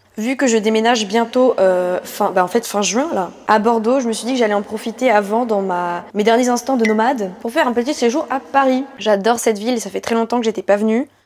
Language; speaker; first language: French; native; French